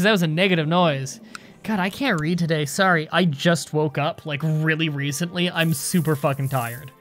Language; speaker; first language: English; native; English